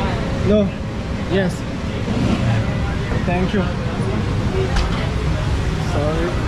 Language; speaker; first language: English; non-native, learner; French